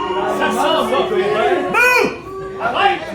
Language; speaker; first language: French; native; French